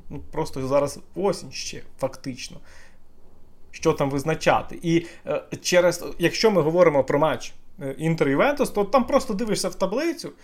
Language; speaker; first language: Ukrainian; native; Ukrainian